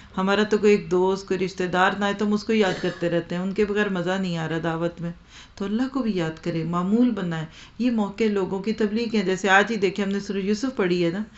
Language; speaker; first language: Urdu; non-native, local second language; Punjabi